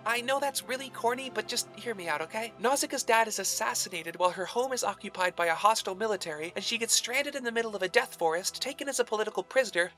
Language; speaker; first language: English; native; English